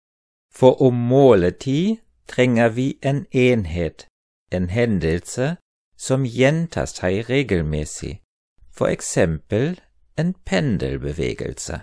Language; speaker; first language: Norwegian; non-native, fluent; German